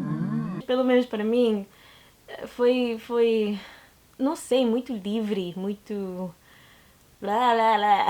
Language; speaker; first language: Portuguese; non-native, learner; English